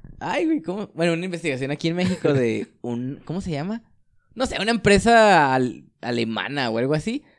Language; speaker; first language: Spanish; native; Spanish